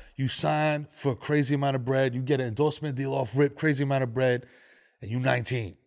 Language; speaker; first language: English; native; English